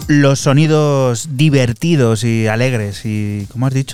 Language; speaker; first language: Spanish; native; Spanish